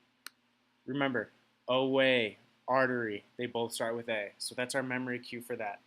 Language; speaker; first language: English; native; English